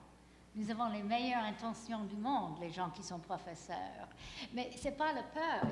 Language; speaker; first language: French; non-native, fluent; English